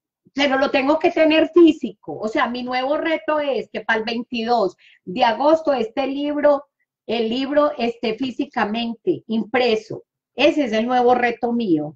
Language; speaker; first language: Spanish; native; Spanish